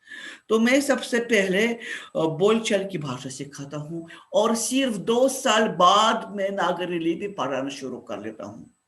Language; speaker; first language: Hindi; non-native, fluent; Russian